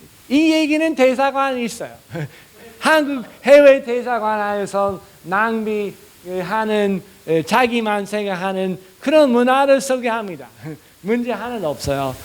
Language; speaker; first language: Korean; non-native, fluent; English